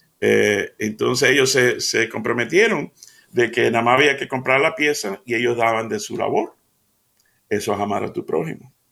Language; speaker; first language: Spanish; early bilingual, heritage; Spanish